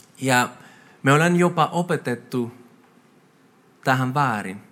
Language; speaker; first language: Finnish; non-native, fluent; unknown